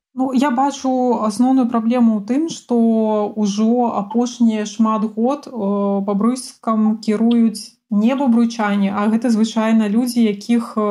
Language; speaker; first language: Belarusian; non-native, local second language; Russian